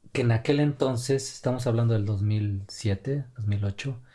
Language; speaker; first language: Spanish; native; Spanish